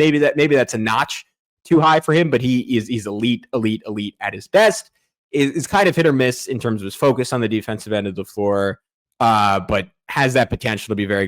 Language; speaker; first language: English; native; English